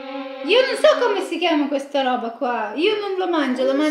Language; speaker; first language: Italian; non-native, fluent; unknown